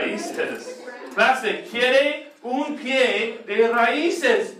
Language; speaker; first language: Spanish; non-native, fluent; English